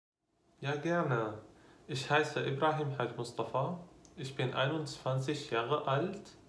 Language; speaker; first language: German; non-native, fluent; Arabic